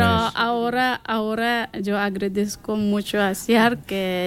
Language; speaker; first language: Spanish; non-native, learner; Persian